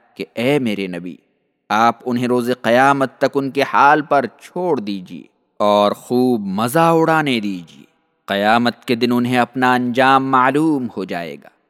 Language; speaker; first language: Urdu; native; Urdu